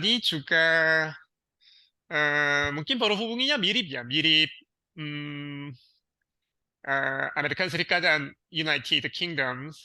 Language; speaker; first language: Indonesian; non-native, learner; Korean